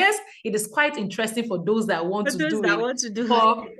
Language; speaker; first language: English; non-native, local second language; Yoruba